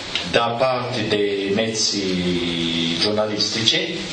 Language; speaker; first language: Italian; native; Italian